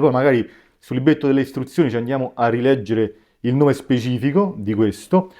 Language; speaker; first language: Italian; native; Italian